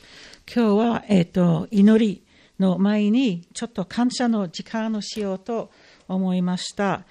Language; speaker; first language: Japanese; non-native, fluent; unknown